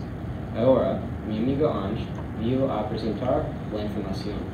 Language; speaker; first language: Spanish; non-native, learner; English